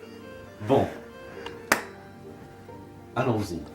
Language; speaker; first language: French; non-native, learner; English